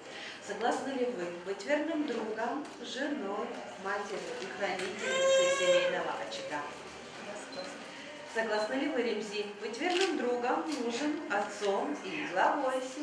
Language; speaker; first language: Russian; native; Russian